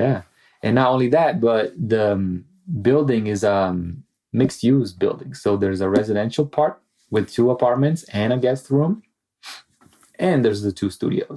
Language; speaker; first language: English; non-native, fluent; Italian